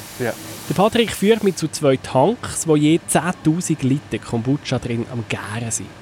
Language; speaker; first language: German; native; German